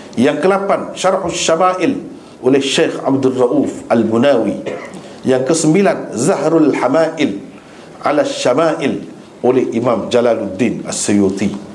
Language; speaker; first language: Malay; native; Malay